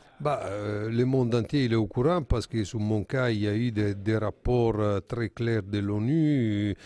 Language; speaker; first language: French; non-native, fluent; Italian